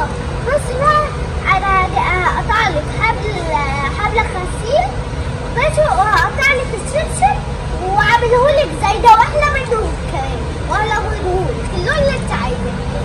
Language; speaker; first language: Arabic; native; Arabic